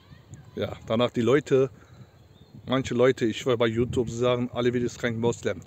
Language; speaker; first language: German; non-native, learner; Turkish